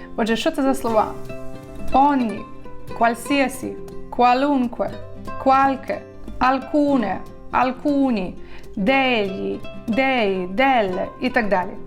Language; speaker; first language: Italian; non-native, fluent; Ukrainian